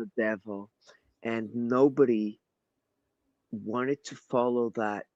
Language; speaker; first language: English; non-native, fluent; Portuguese